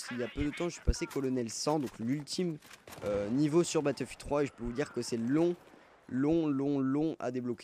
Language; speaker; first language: French; native; French